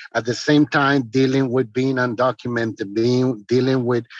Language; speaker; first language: English; non-native, fluent; Spanish